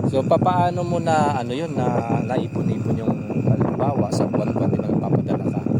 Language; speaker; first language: Filipino; non-native, local second language; Pampanga